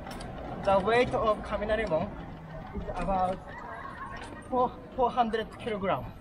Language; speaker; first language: English; non-native, learner; Japanese